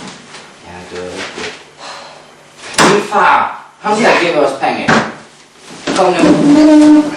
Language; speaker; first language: Danish; non-native, learner; Norwegian